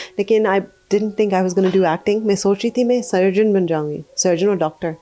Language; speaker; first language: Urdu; early bilingual, heritage; Urdu